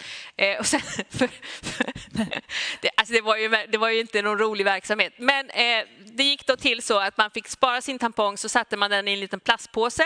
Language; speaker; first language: Swedish; native; Swedish